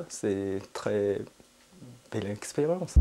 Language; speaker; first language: French; non-native, fluent; Japanese